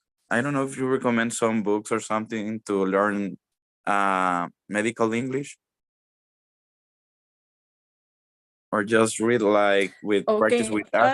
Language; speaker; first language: English; non-native, learner; Spanish